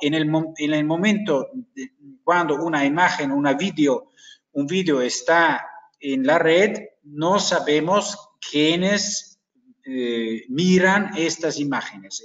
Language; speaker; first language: Spanish; non-native, fluent; German